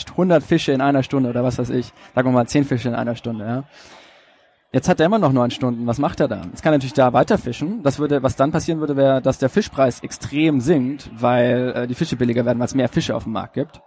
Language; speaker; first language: German; native; German